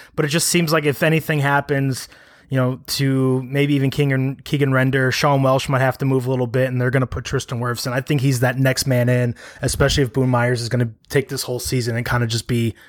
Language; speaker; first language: English; native; English